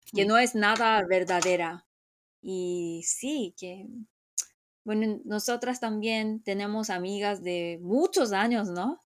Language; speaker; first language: Spanish; non-native, fluent; Korean